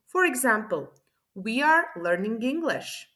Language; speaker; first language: English; non-native, fluent; Latvian